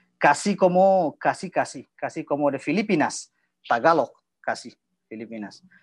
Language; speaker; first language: Spanish; non-native, learner; Indonesian